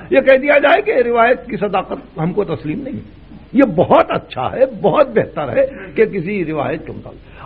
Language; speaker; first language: Urdu; native; Urdu